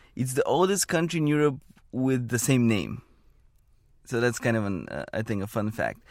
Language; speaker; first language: English; non-native, fluent; Bulgarian